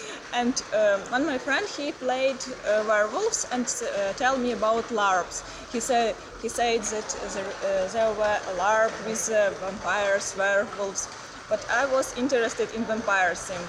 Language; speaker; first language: English; non-native, learner; Ukrainian